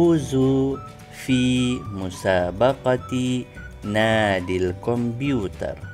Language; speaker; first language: Arabic; non-native, fluent; Malay